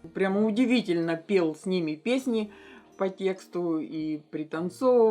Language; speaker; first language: Russian; native; Russian